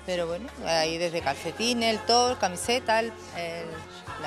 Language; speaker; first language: Spanish; native; Spanish